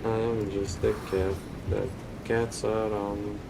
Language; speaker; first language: English; non-native, fluent; Lithuanian